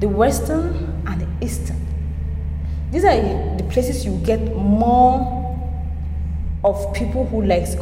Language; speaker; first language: English; non-native, local second language; Igbo